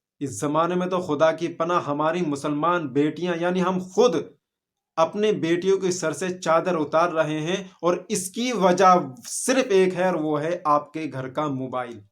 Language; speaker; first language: Urdu; native; Urdu